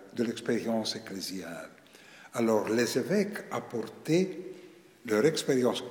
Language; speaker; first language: French; non-native, fluent; Greek